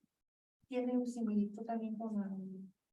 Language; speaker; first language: Spanish; early bilingual, heritage; Spanish